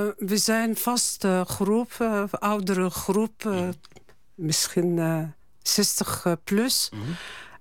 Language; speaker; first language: Dutch; non-native, learner; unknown